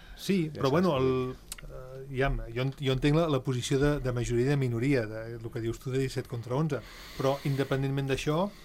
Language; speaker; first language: Catalan; native; Catalan